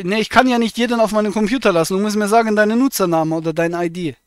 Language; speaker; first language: German; native; German